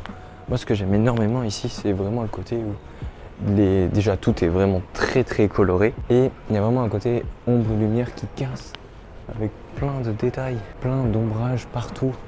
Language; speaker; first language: French; native; French